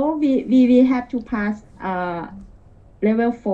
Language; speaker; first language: English; non-native, learner; Thai